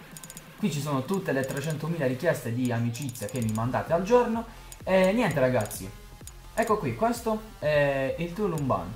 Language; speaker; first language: Italian; native; Italian